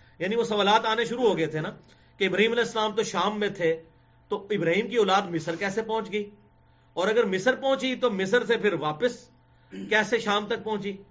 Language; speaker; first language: Urdu; non-native, local second language; Punjabi